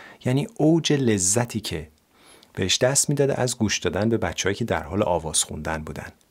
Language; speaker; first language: Persian; native; Persian